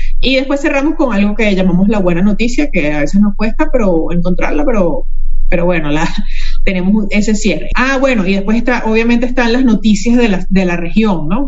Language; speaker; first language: Spanish; native; Spanish